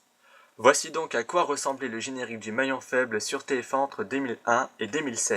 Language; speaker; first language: French; native; French